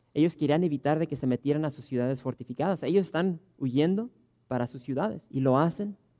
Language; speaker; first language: Spanish; early bilingual, heritage; Spanish